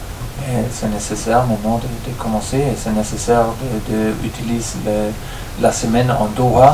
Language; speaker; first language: French; non-native, fluent; German